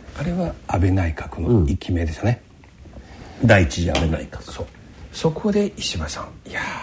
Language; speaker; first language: Japanese; non-native, fluent; Chinese